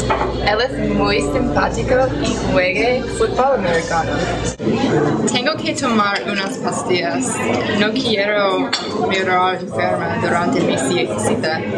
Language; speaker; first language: Spanish; non-native, learner; English